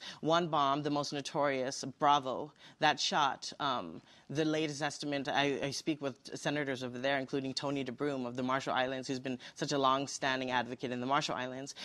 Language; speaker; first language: English; native; English